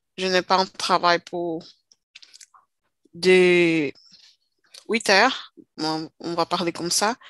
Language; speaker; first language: French; non-native, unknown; Portuguese